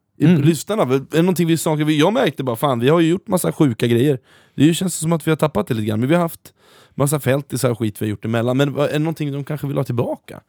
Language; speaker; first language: Swedish; native; Swedish